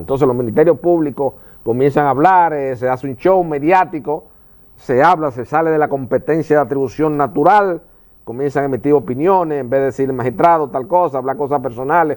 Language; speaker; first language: Spanish; native; Spanish